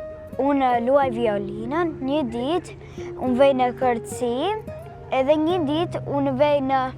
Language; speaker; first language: Albanian; early bilingual, heritage; Albanian